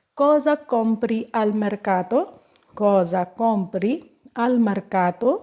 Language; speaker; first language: Italian; non-native, fluent; Punjabi